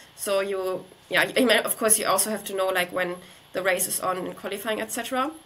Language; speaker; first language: English; non-native, fluent; German